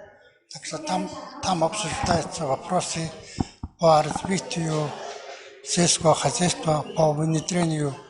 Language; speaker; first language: Russian; non-native, learner; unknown